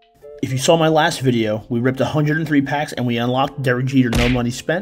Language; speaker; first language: English; native; English